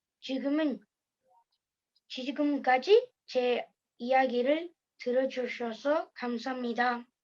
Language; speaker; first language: Korean; early bilingual, heritage; Korean